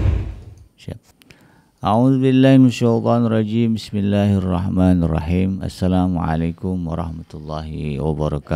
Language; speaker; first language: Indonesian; native; Indonesian